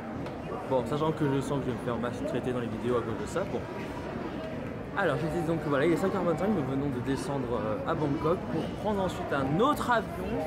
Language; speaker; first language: French; native; French